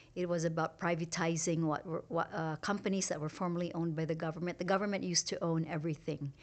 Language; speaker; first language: English; non-native, local second language; Hiligaynon